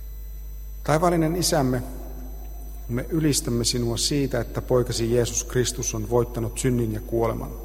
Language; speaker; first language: Finnish; native; Finnish